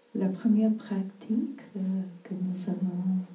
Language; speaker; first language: French; non-native, fluent; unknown